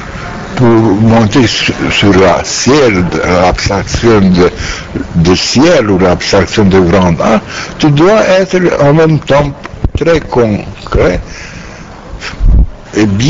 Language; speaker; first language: French; non-native, learner; Romanian